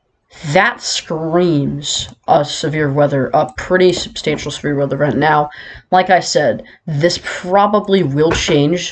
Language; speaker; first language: English; native; English